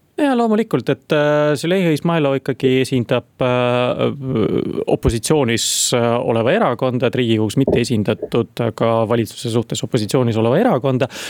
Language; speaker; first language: Estonian; non-native, local second language; Russian